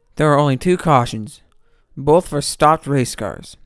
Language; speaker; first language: English; native; English